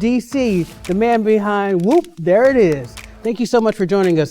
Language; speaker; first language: English; native; English